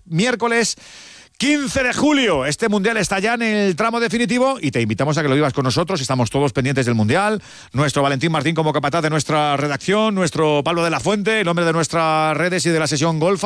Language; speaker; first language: Spanish; native; Spanish